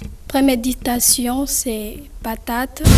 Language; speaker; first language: French; non-native, local second language; Comorian